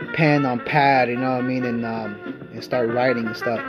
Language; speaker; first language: English; early bilingual, other home language; Spanish